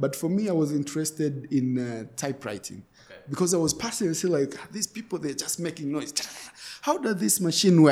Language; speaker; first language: English; non-native, local second language; Swahili